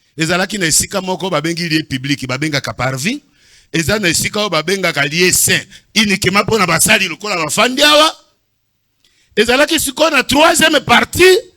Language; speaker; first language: Lingala; native; Lingala